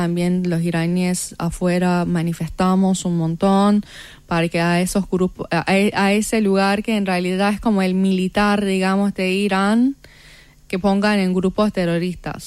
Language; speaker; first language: Spanish; non-native, fluent; Persian